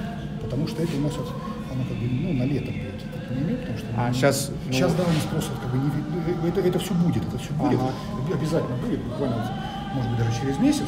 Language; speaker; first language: Russian; native; Russian